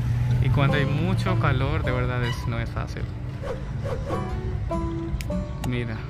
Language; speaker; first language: Spanish; non-native, learner; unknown